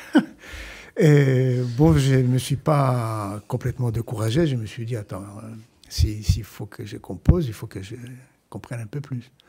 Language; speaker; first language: French; non-native, fluent; Greek